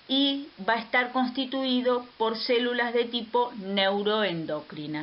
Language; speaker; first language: Spanish; native; Spanish